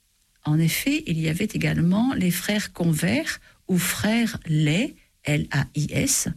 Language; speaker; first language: French; native; French